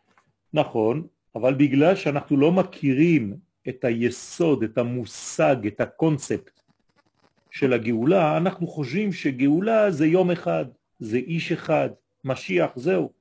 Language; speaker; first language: Hebrew; non-native, fluent; French